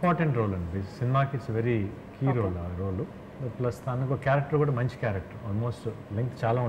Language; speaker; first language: Telugu; native; Telugu